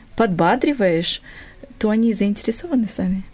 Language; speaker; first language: Russian; non-native, local second language; Kyrgyz